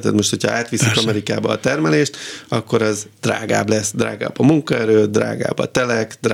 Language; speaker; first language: Hungarian; native; Hungarian